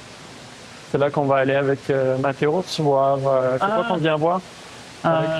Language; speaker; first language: French; native; French